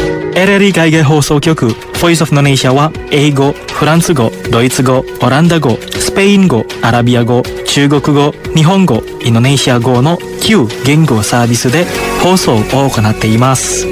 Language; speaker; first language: Japanese; non-native, fluent; Indonesian